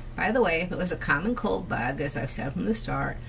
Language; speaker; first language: English; native; English